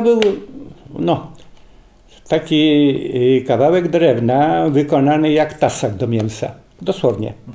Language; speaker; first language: Polish; native; Polish